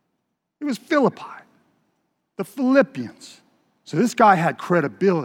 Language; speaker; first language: English; native; English